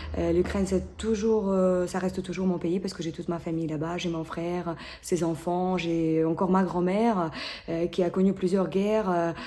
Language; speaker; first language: French; non-native, fluent; Ukrainian